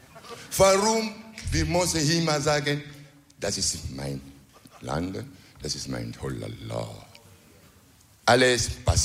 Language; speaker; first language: German; non-native, learner; French